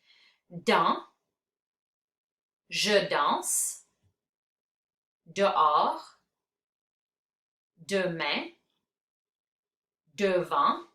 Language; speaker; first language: French; non-native, fluent; English